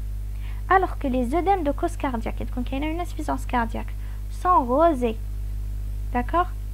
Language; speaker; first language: French; non-native, local second language; Arabic